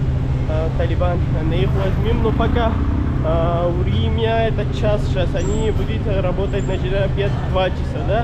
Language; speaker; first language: Russian; non-native, learner; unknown